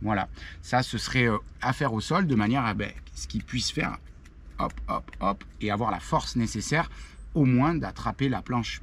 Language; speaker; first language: French; native; French